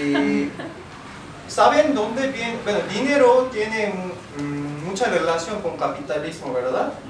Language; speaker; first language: Spanish; non-native, fluent; Korean